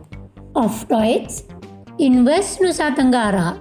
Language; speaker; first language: German; non-native, fluent; Indonesian